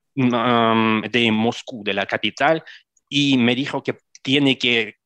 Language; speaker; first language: Spanish; non-native, fluent; Russian